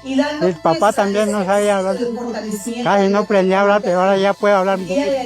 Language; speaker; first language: Spanish; non-native, local second language; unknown